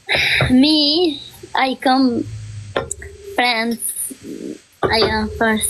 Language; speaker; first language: English; non-native, learner; Albanian